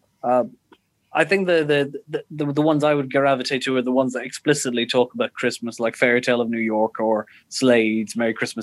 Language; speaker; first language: English; native; English